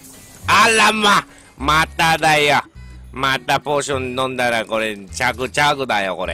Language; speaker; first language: Japanese; native; Japanese